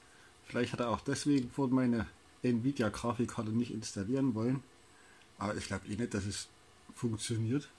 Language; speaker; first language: German; native; German